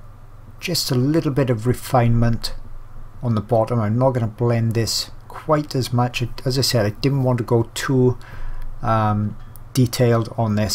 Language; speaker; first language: English; native; English